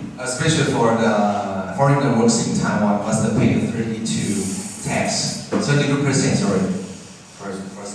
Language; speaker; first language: English; non-native, fluent; Chinese